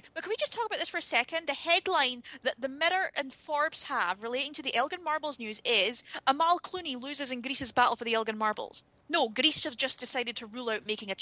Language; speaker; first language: English; native; English